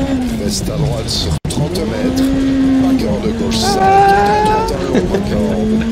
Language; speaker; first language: French; native; French